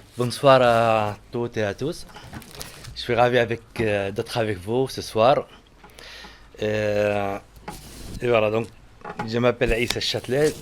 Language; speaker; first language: French; non-native, fluent; Arabic